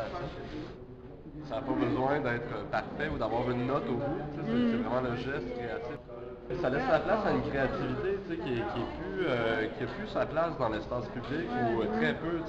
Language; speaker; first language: French; native; French